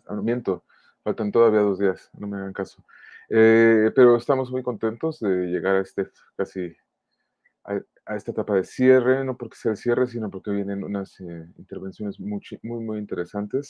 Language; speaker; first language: Spanish; native; Spanish